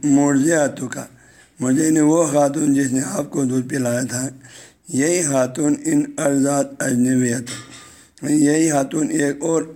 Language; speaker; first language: Urdu; non-native, local second language; Balti